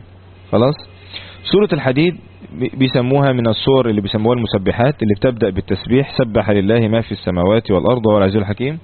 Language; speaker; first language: Arabic; native; Arabic